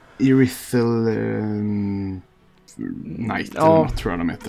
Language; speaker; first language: Swedish; native; Swedish